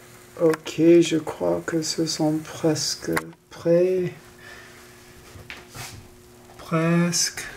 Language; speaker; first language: French; non-native, learner; English